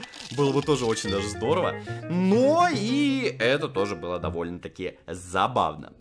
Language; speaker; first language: Russian; native; Russian